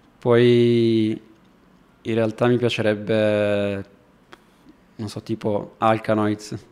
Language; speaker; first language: Italian; native; Italian